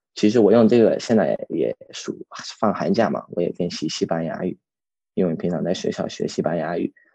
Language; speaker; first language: Chinese; early bilingual, heritage; Chinese